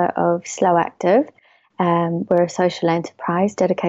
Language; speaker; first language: English; native; English